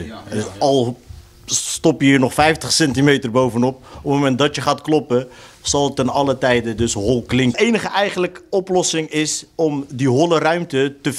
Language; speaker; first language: Dutch; native; Dutch